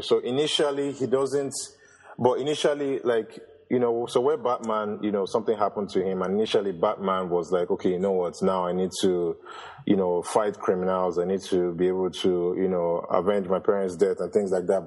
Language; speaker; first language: English; non-native, local second language; Yoruba